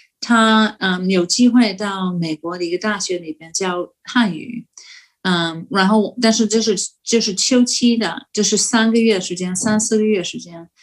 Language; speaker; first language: Chinese; non-native, fluent; English